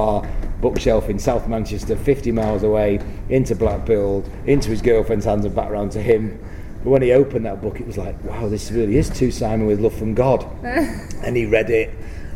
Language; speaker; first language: English; native; English